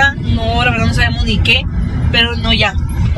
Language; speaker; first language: Spanish; native; Spanish